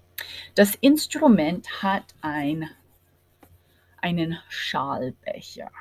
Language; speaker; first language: German; non-native, fluent; English